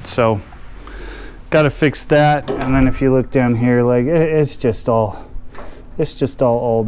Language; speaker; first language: English; native; English